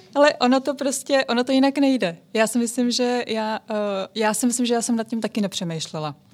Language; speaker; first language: Czech; native; Czech